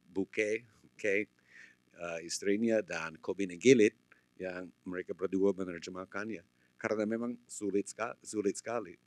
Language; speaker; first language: Indonesian; non-native, fluent; English